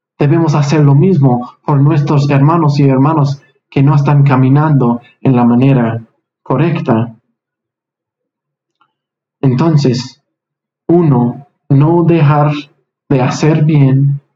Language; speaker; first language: Spanish; non-native, fluent; English